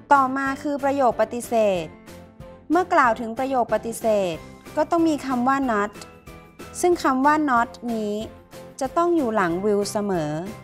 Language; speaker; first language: Thai; native; Thai